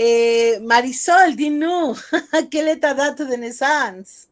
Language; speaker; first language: French; non-native, fluent; Spanish